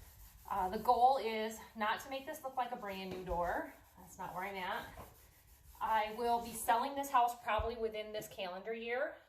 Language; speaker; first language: English; native; English